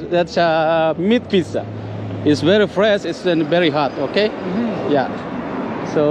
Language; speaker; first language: English; non-native, learner; Filipino